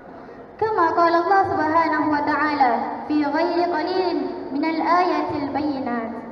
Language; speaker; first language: Arabic; non-native, fluent; Malay